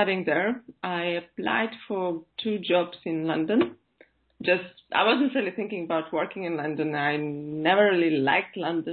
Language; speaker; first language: English; non-native, fluent; Russian